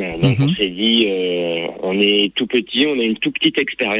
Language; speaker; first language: French; native; French